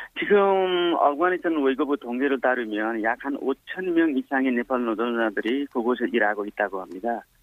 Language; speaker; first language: Korean; non-native, fluent; Nepali